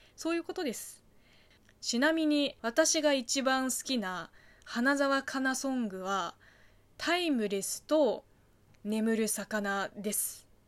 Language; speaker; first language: Japanese; non-native, fluent; Chinese